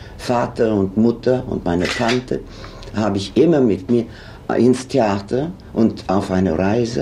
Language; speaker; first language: German; non-native, fluent; Swedish